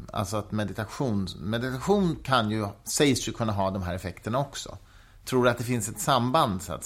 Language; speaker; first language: Swedish; native; Swedish